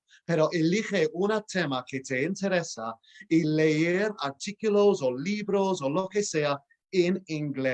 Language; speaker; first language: Spanish; non-native, fluent; English